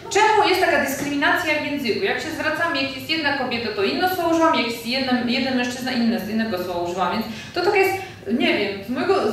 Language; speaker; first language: Polish; non-native, fluent; Georgian